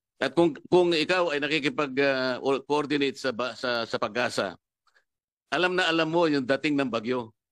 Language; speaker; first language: Filipino; non-native, local second language; Pampanga